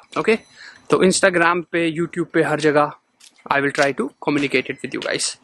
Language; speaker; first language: Hindi; native; Hindi